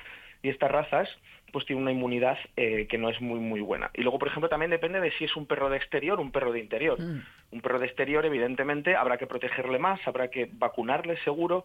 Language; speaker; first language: Spanish; native; Spanish